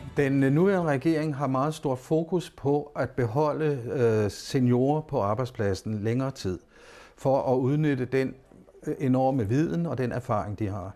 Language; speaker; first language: Danish; native; Danish